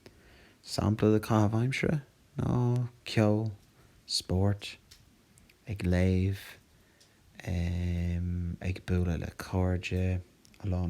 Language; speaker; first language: Irish; non-native, local second language; English